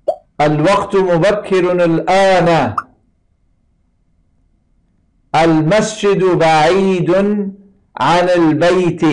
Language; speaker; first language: Arabic; non-native, fluent; Persian